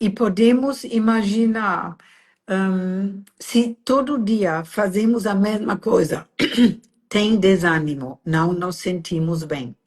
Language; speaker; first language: Portuguese; non-native, fluent; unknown